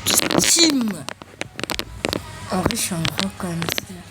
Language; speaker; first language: French; native; French